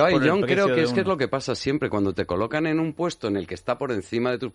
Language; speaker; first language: Spanish; native; Spanish